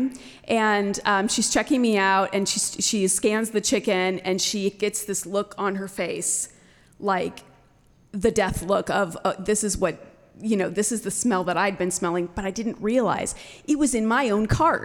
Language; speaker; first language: English; native; English